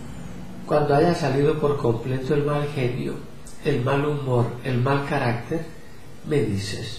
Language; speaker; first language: Spanish; native; Spanish